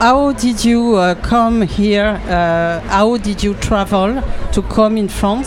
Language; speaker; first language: English; non-native, learner; French